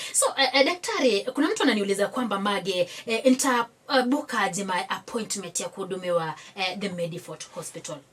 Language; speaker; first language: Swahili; non-native, local second language; Gusii